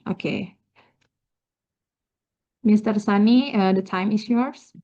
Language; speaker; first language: English; non-native, learner; Indonesian